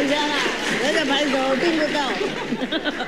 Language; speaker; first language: Chinese; non-native, fluent; Vietnamese